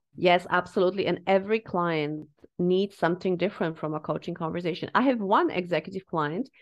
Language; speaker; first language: English; non-native, fluent; Slovak